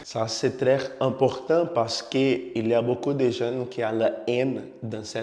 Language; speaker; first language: French; non-native, fluent; Portuguese